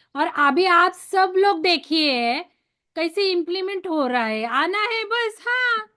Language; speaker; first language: Hindi; non-native, local second language; Marathi